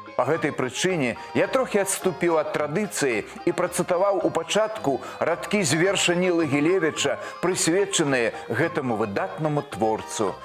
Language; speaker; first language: Belarusian; native; Belarusian